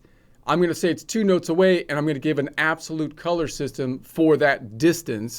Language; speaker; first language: English; native; English